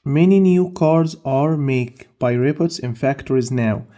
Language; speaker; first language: English; non-native, fluent; Arabic